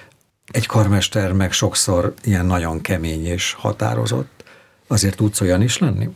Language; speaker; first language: Hungarian; native; Hungarian